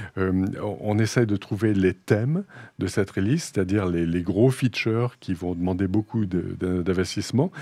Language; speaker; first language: French; native; French